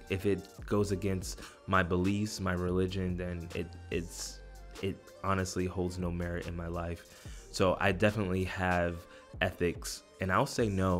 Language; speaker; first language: English; native; English